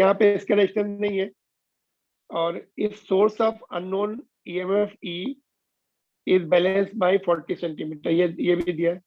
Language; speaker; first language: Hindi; non-native, local second language; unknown